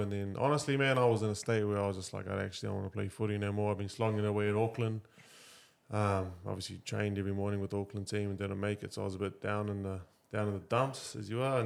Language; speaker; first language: English; native; English